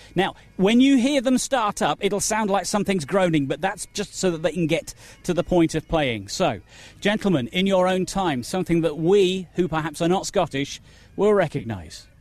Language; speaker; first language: English; native; English